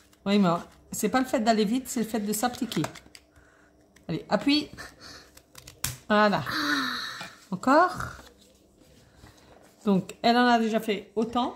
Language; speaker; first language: French; native; French